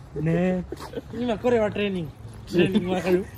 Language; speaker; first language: Japanese; non-native, learner; Nepali